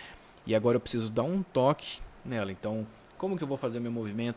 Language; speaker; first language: Portuguese; native; Portuguese